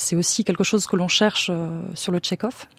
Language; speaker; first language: French; native; French